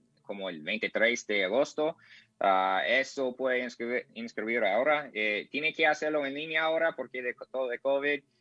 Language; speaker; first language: Spanish; non-native, learner; English